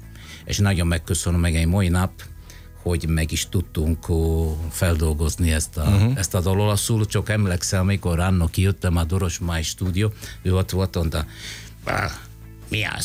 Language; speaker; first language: Hungarian; non-native, fluent; Italian